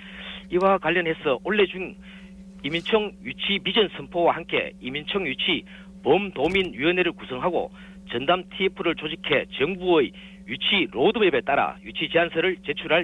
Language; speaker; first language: Korean; native; Korean